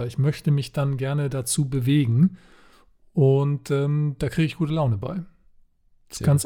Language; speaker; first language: German; native; German